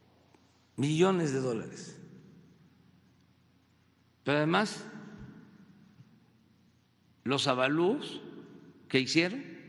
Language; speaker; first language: Spanish; native; Spanish